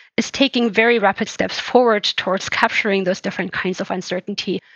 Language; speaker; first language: English; non-native, fluent; German